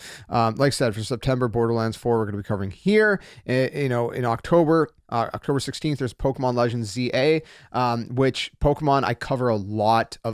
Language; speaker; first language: English; native; English